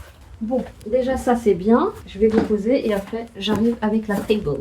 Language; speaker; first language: French; native; French